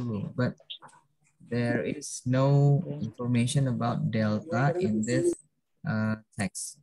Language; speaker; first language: English; non-native, fluent; Indonesian